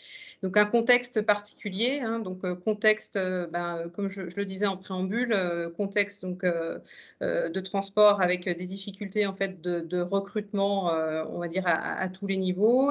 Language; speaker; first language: French; native; French